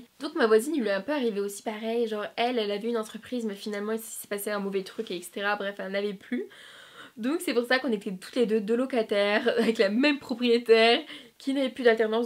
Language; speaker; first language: French; native; French